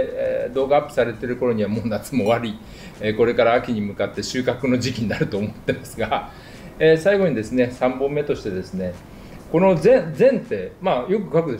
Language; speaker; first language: Japanese; native; Japanese